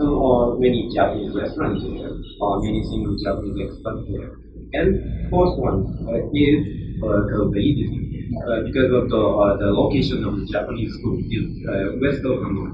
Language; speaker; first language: English; non-native, learner; Japanese